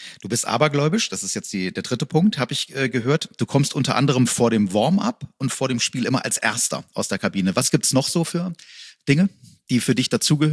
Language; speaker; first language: German; native; German